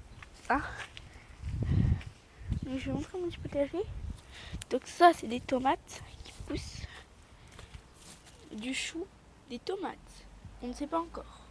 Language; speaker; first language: French; native; French